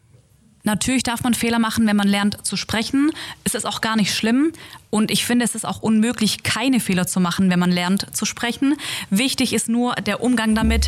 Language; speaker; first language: German; early bilingual, other home language; Turkish